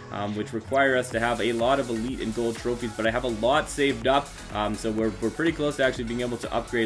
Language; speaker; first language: English; native; English